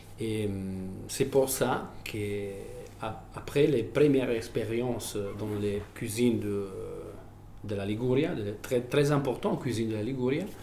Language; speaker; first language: French; non-native, fluent; Italian